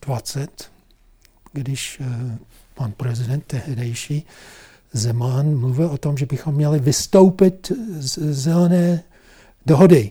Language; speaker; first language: Czech; non-native, fluent; English